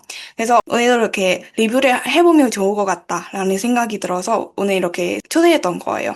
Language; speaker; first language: Korean; non-native, learner; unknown